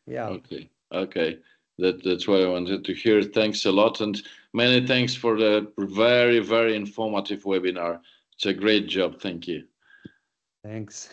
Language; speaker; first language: English; non-native, fluent; Polish